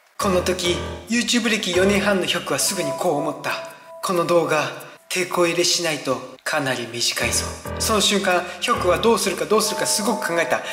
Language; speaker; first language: Japanese; non-native, fluent; Korean